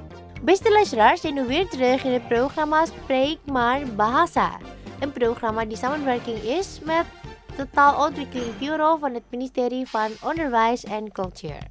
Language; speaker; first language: Dutch; non-native, fluent; Indonesian